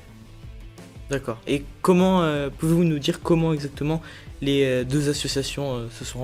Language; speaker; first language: French; native; French